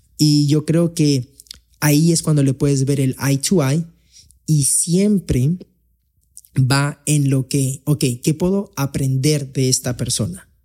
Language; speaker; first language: Spanish; early bilingual, heritage; Spanish